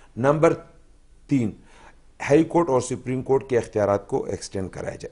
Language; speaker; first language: Urdu; non-native, local second language; Pashto